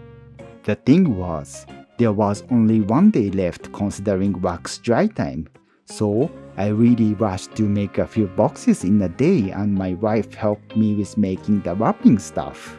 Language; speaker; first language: English; non-native, fluent; Japanese